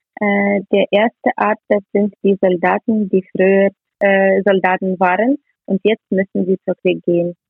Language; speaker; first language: German; non-native, learner; Ukrainian